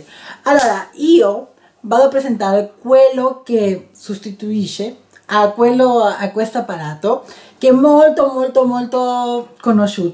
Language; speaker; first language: Italian; non-native, learner; Spanish